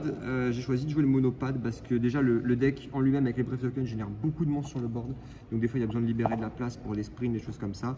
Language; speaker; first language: French; native; French